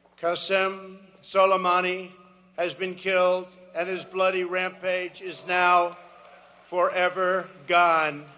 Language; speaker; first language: English; native; English